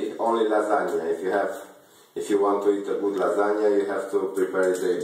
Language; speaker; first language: English; non-native, learner; Hungarian